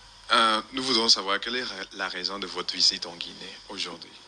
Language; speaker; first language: French; non-native, fluent; Spanish